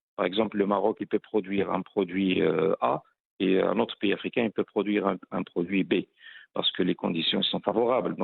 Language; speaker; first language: French; non-native, local second language; Arabic